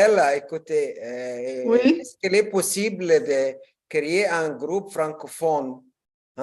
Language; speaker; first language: French; non-native, fluent; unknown